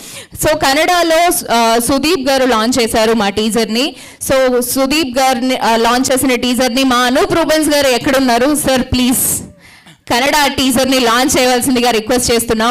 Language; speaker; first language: Telugu; native; Telugu